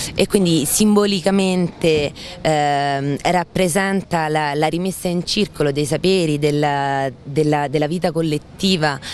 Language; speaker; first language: Italian; native; Italian